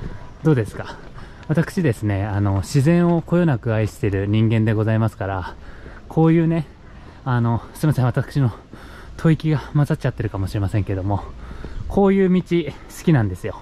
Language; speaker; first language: Japanese; native; Japanese